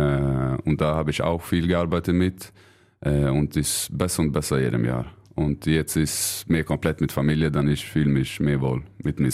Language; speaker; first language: German; non-native, learner; Swedish